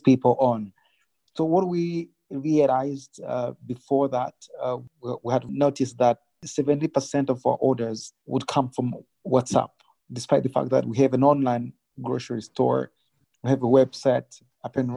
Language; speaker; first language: English; non-native, local second language; Kinyarwanda